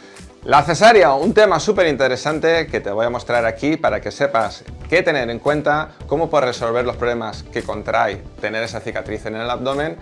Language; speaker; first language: Spanish; native; Spanish